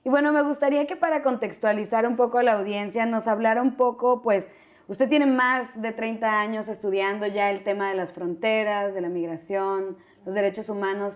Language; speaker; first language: Spanish; native; Spanish